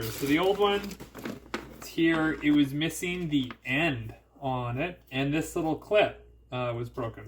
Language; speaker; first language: English; native; English